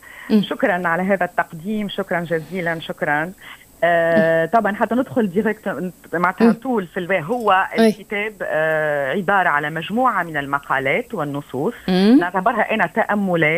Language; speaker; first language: Arabic; native; Arabic